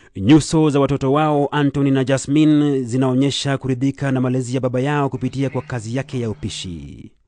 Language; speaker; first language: Swahili; non-native, local second language; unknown